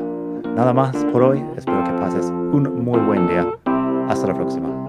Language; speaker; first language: Spanish; non-native, fluent; English